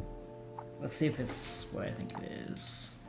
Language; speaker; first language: English; native; English